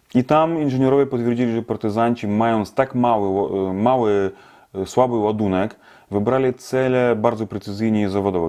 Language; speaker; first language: Polish; non-native, fluent; Russian